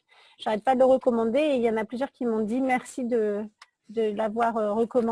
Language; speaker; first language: French; native; French